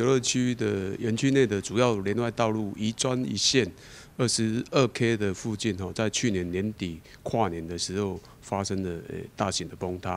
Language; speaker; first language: Chinese; native; Chinese